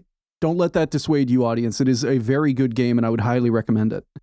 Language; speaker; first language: English; native; English